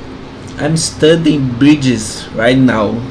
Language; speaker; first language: English; non-native, fluent; Portuguese